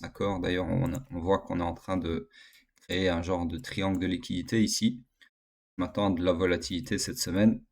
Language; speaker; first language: French; native; French